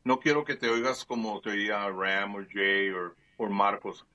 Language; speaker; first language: Spanish; early bilingual, heritage; Spanish